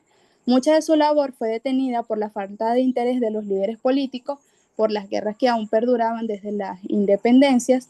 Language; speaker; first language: Spanish; native; Spanish